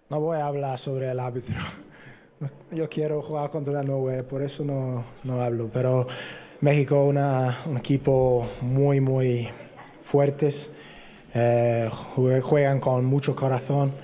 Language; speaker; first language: Spanish; non-native, learner; English